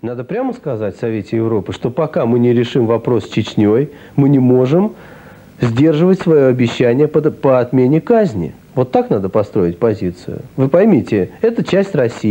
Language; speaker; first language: Russian; native; Russian